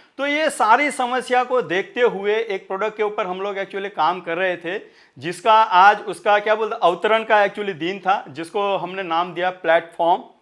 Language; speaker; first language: Hindi; non-native, local second language; Marathi